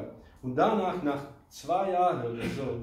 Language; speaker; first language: German; non-native, fluent; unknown